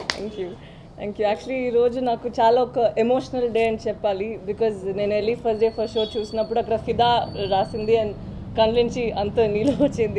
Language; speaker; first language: Telugu; non-native, local second language; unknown